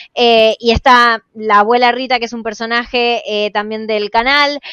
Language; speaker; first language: Spanish; native; Spanish